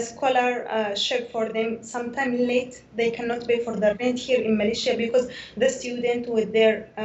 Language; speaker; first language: English; non-native, learner; Arabic